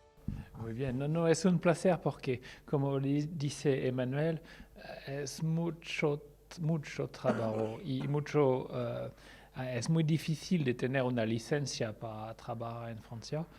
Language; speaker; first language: Spanish; non-native, learner; French